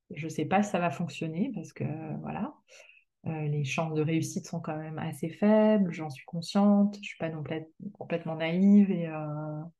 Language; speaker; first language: French; native; French